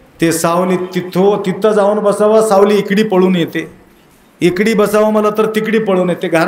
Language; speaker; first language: Marathi; non-native, local second language; Kannada